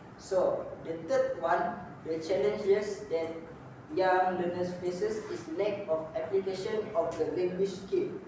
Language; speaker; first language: English; non-native, local second language; Malay